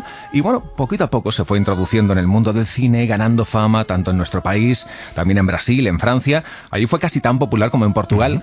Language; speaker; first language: Spanish; native; Spanish